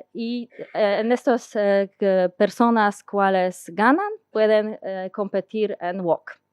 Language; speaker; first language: Spanish; non-native, learner; Polish